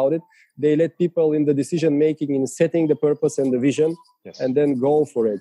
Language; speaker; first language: English; non-native, fluent; Bulgarian